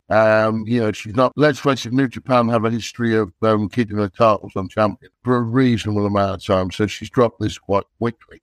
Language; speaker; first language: English; native; English